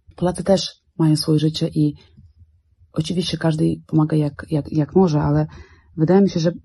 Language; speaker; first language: Polish; non-native, fluent; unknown